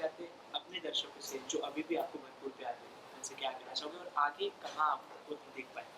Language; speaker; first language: Hindi; native; Hindi